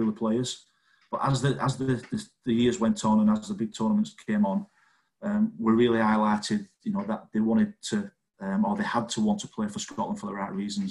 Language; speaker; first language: English; native; English